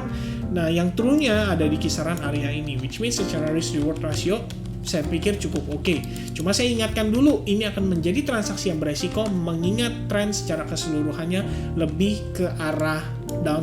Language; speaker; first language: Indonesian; native; Indonesian